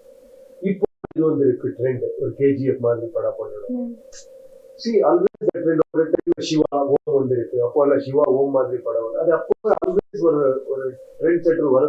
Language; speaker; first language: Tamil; non-native, learner; Kannada